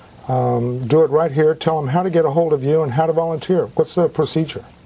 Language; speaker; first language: English; early bilingual, other home language; Spanish